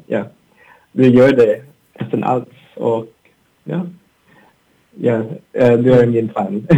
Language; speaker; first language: Swedish; non-native, learner; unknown